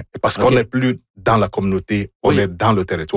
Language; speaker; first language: French; non-native, fluent; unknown